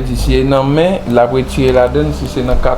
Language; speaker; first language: French; non-native, learner; Haitian Creole